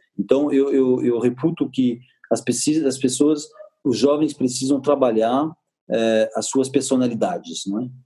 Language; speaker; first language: Portuguese; non-native, fluent; French